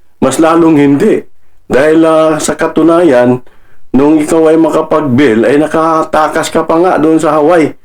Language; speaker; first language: Filipino; non-native, local second language; Cebuano